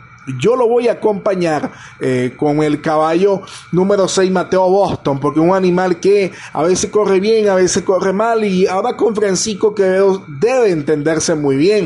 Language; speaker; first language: Spanish; native; Spanish